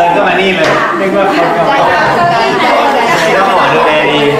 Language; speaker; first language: Thai; native; Thai